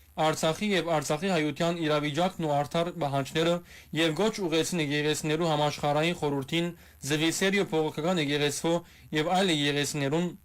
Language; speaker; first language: Armenian; early bilingual, heritage; Armenian